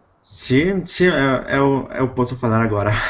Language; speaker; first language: Portuguese; non-native, learner; Spanish